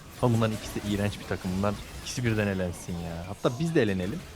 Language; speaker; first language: Turkish; native; Turkish